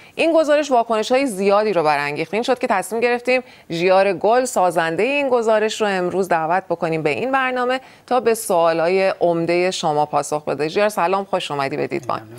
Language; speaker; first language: Persian; native; Persian